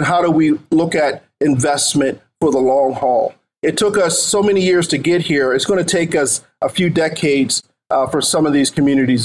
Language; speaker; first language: English; native; English